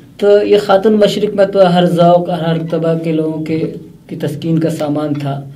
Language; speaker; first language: Urdu; native; Urdu